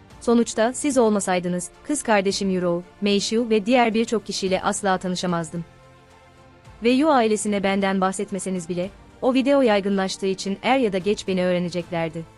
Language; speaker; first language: Turkish; native; Turkish